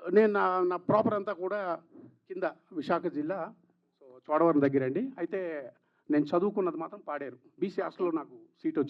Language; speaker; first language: Telugu; native; Telugu